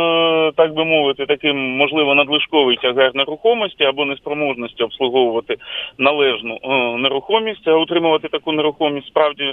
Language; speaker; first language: Ukrainian; native; Ukrainian